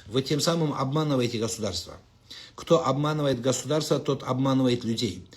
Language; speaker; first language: Russian; non-native, local second language; Kazakh